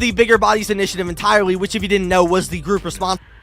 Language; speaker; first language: English; native; English